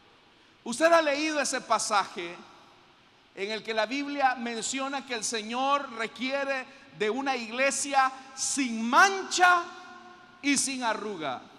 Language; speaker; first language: Spanish; native; Spanish